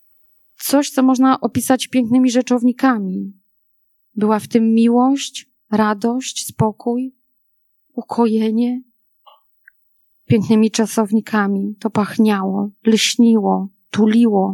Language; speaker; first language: Polish; native; Polish